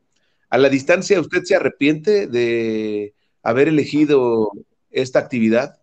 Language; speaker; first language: Spanish; native; Spanish